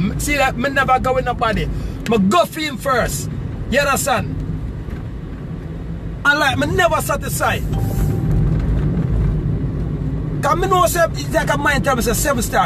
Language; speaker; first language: English; native; English